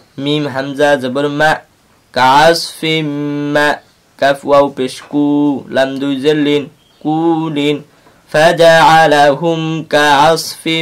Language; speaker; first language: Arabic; non-native, learner; Bangla